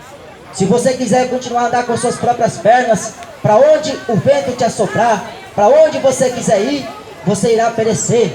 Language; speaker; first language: Portuguese; native; Portuguese